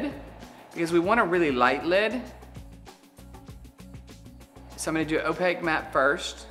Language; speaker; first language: English; native; English